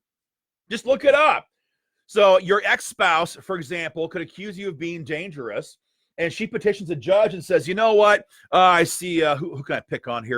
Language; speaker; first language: English; native; English